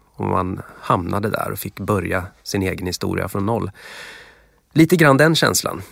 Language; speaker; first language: Swedish; native; Swedish